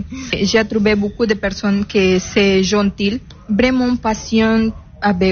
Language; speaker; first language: French; non-native, learner; Spanish